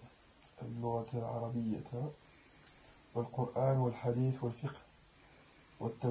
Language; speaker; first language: Arabic; non-native, learner; French